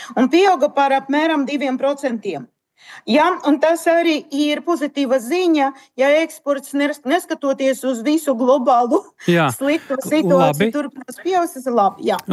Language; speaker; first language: Latvian; non-native, local second language; Russian